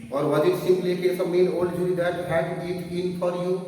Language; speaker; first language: English; non-native, local second language; Bangla